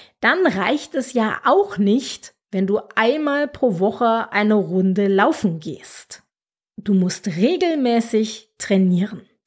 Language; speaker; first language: German; native; German